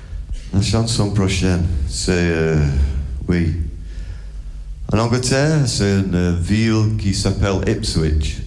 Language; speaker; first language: French; non-native, learner; English